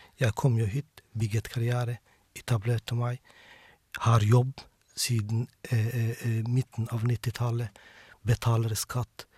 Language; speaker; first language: Norwegian; non-native, fluent; Somali